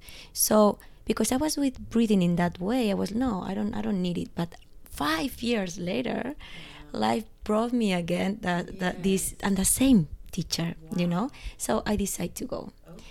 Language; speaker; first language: English; non-native, fluent; Spanish